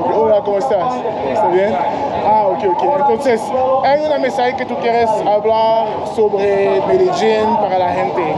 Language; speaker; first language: Spanish; non-native, learner; English